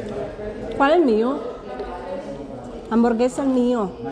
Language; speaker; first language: Spanish; non-native, learner; Filipino